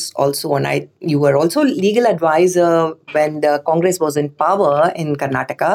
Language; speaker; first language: English; non-native, local second language; Kannada